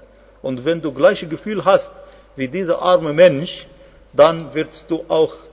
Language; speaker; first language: German; non-native, fluent; Arabic